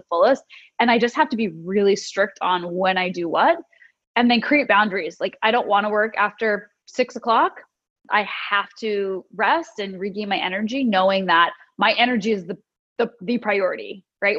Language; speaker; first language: English; native; English